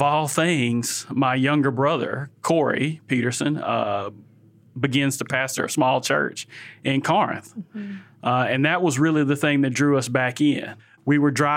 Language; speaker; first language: English; native; English